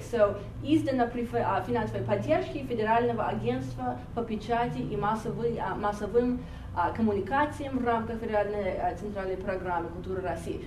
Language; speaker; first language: Russian; non-native, fluent; English